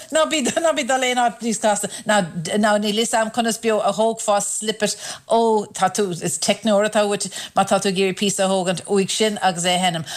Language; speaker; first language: Irish; non-native, local second language; English